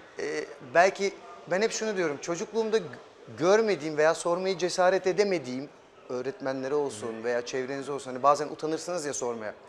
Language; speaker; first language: Turkish; early bilingual, heritage; German